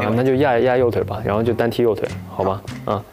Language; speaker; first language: Chinese; native; Chinese